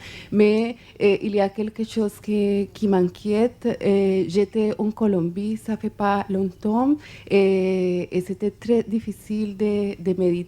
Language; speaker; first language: French; non-native, fluent; Spanish